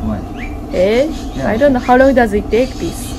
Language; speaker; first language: English; non-native, learner; Japanese